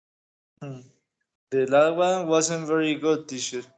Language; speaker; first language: English; non-native, learner; Spanish